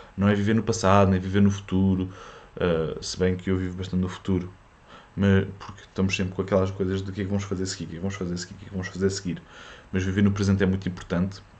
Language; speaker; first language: Portuguese; early bilingual, other home language; French